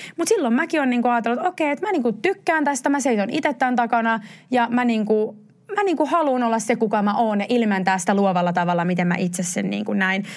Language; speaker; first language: Finnish; native; Finnish